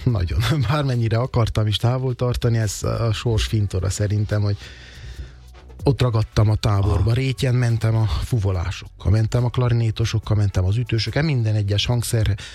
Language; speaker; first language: Hungarian; native; Hungarian